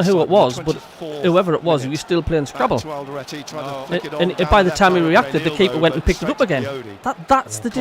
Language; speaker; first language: English; native; English